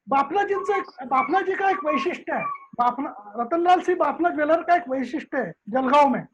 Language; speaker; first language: Hindi; non-native, local second language; Marathi